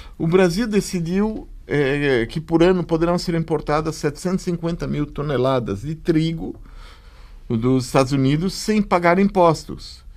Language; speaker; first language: Portuguese; native; Portuguese